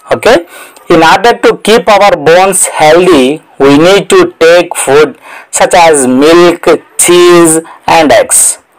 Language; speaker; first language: English; non-native, local second language; Telugu